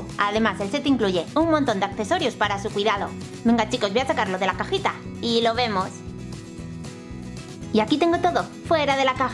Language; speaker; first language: Spanish; native; Spanish